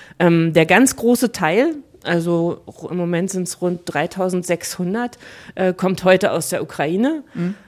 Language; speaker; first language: German; native; German